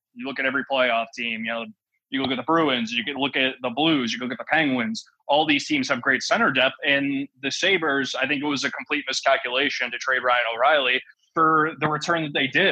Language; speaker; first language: English; native; English